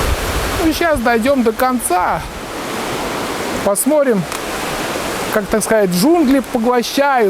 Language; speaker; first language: Russian; native; Russian